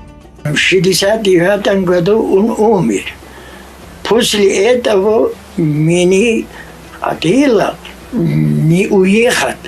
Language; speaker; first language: Russian; non-native, local second language; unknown